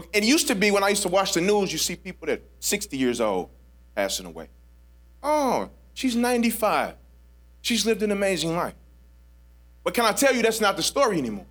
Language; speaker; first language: English; native; English